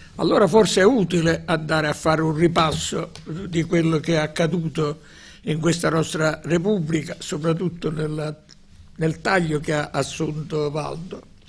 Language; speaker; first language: Italian; native; Italian